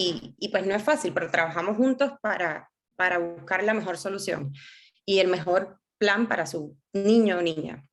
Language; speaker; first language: Spanish; native; Spanish